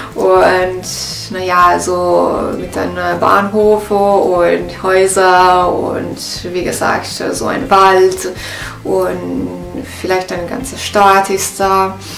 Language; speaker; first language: German; non-native, learner; Italian